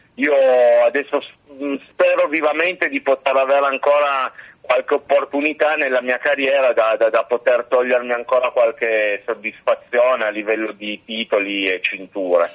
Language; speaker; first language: Italian; native; Italian